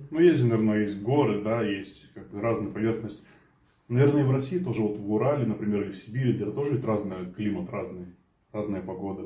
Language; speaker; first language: Russian; early bilingual, other home language; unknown